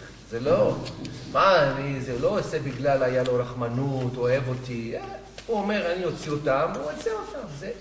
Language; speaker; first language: Hebrew; non-native, fluent; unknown